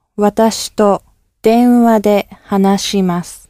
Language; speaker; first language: Japanese; non-native, learner; English